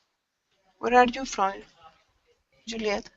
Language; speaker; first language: English; non-native, learner; Spanish